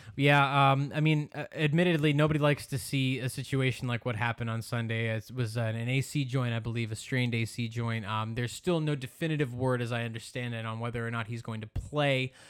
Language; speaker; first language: English; native; English